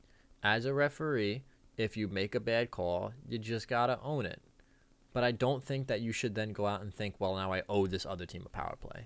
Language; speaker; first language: English; native; English